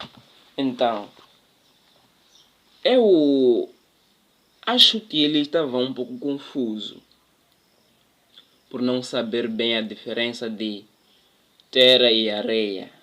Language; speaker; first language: Portuguese; non-native, local second language; Tsonga